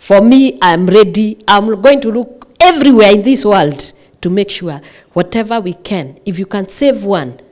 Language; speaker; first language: English; non-native, local second language; Swahili